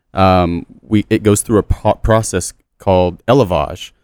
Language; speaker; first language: English; native; English